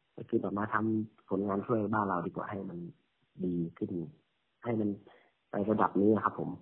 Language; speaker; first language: Thai; native; Thai